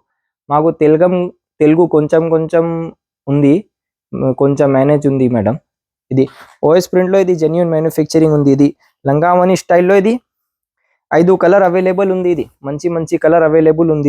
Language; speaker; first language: Telugu; non-native, local second language; Urdu